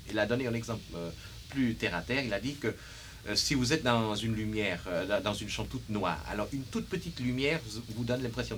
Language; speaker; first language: French; native; French